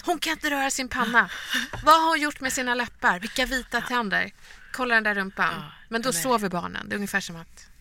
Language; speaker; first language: Swedish; native; Swedish